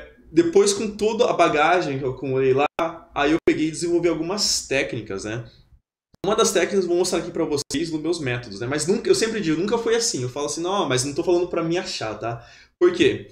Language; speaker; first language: Portuguese; native; Portuguese